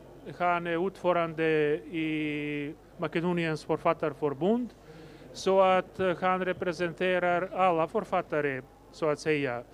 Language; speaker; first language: Swedish; non-native, fluent; Macedonian